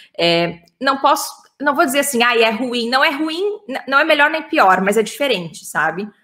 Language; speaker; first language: Portuguese; native; Portuguese